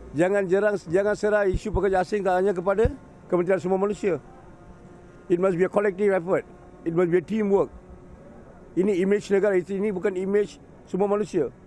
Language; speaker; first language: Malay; non-native, local second language; Tamil